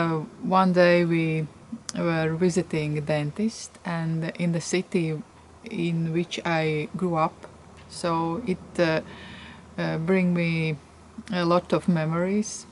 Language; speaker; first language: English; non-native, fluent; Latvian